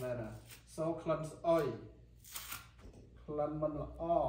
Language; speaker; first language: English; non-native, learner; Khmer